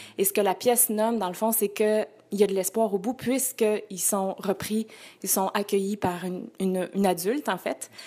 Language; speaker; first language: French; native; French